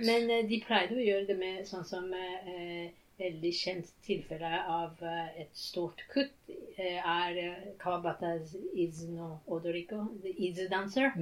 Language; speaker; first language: Norwegian; non-native, fluent; Japanese